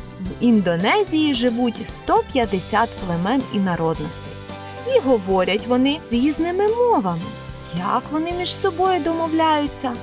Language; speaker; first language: Ukrainian; native; Ukrainian